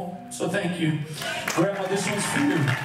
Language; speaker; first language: English; native; English